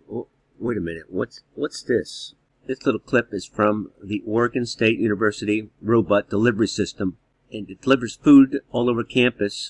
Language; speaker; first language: English; native; English